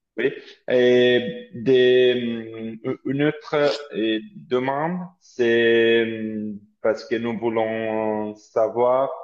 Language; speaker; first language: French; non-native, learner; Italian